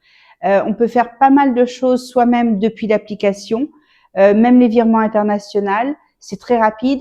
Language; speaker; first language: French; native; French